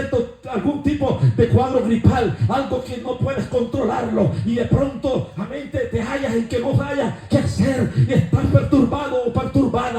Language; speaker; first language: Spanish; native; Spanish